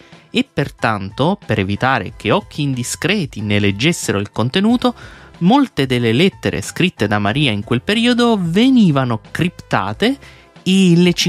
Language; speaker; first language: Italian; native; Italian